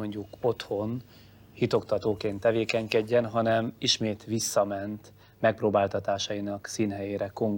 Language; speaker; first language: Hungarian; native; Hungarian